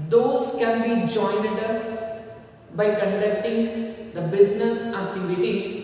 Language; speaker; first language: English; non-native, local second language; Kannada